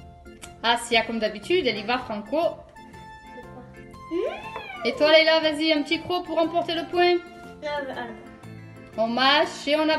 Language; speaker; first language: French; native; French